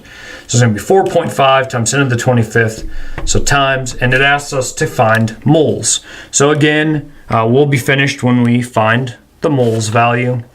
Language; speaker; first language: English; native; English